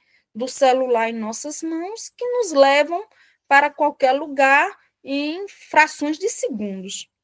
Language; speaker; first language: Portuguese; native; Portuguese